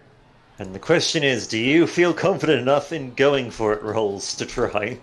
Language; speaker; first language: English; native; English